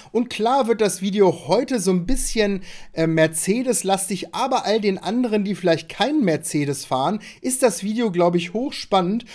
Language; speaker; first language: German; native; German